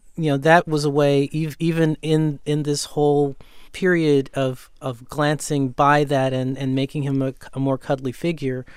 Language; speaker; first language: English; native; English